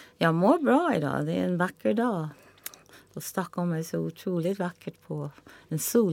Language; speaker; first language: Swedish; non-native, fluent; English